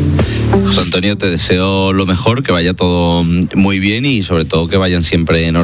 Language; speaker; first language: Spanish; native; Spanish